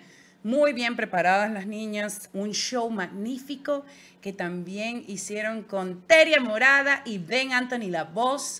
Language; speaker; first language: Spanish; native; Spanish